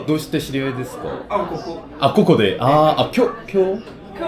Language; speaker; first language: Japanese; non-native, learner; Korean